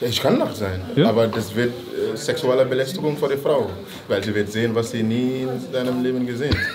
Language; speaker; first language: German; non-native, learner; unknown